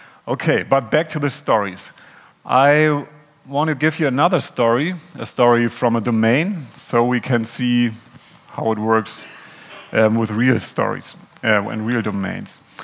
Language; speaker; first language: English; non-native, fluent; German